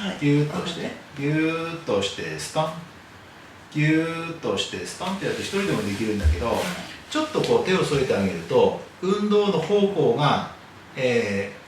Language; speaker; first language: Japanese; native; Japanese